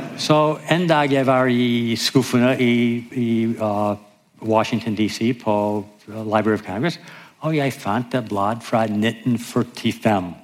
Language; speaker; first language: Norwegian; non-native, fluent; English